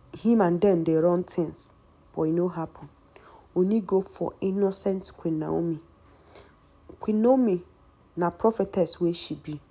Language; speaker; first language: Nigerian Pidgin; native; Nigerian Pidgin